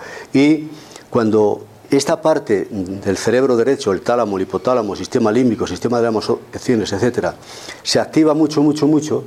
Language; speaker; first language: Spanish; native; Spanish